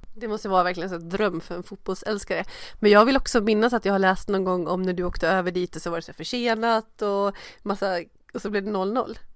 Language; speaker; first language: Swedish; native; Swedish